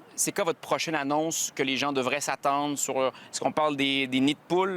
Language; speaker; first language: French; native; French